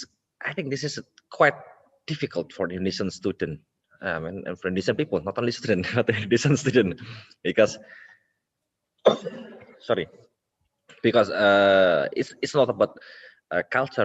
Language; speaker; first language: English; non-native, local second language; Indonesian